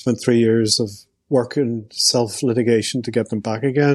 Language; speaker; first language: English; native; English